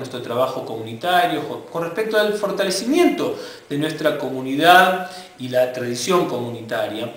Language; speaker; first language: Spanish; native; Spanish